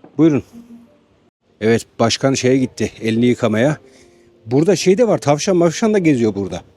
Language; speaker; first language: Turkish; native; Turkish